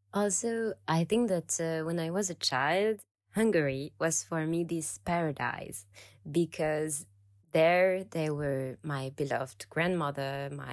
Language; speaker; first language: English; non-native, fluent; French